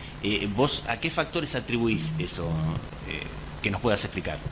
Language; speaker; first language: Spanish; native; Spanish